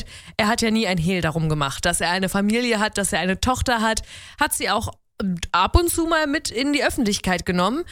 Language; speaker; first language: German; native; German